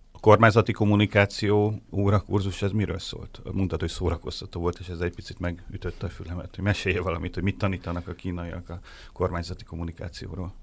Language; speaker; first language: Hungarian; native; Hungarian